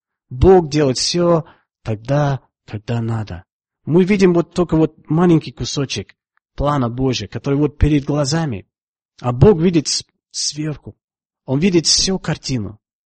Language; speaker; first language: Russian; non-native, fluent; English